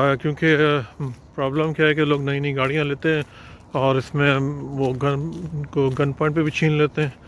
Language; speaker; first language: Urdu; native; Urdu